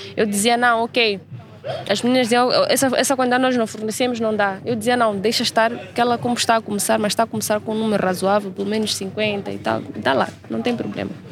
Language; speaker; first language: Portuguese; native; Portuguese